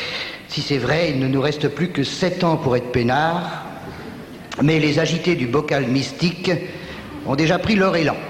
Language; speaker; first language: French; native; French